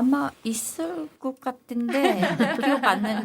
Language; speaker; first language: Korean; non-native, learner; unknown